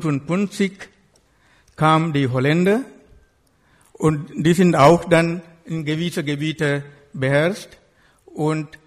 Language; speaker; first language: German; non-native, fluent; Sinhala